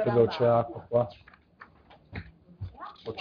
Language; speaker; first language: Italian; native; Italian